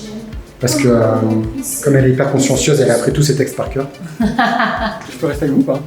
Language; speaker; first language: French; native; French